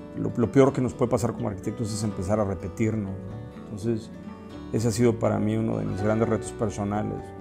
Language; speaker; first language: Spanish; native; Spanish